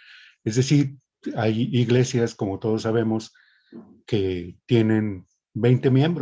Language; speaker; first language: Spanish; native; Spanish